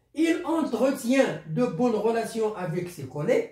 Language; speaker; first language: French; non-native, local second language; Arabic